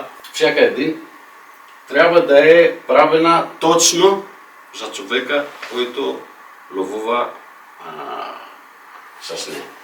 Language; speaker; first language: Bulgarian; non-native, fluent; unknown